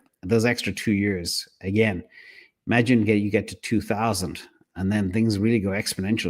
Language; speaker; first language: English; native; English